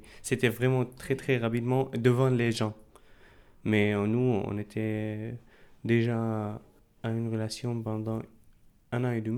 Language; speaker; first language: French; non-native, fluent; Arabic